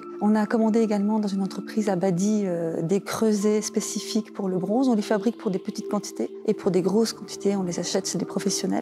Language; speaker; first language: French; native; French